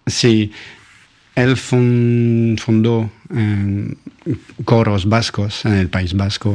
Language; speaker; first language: Spanish; non-native, fluent; French